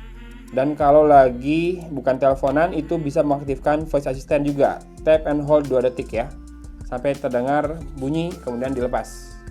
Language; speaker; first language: Indonesian; native; Indonesian